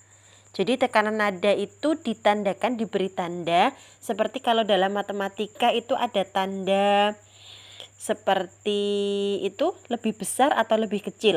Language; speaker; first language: Indonesian; native; Indonesian